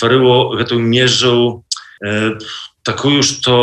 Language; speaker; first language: Belarusian; non-native, local second language; Polish